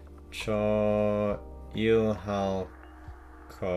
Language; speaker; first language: Korean; non-native, learner; English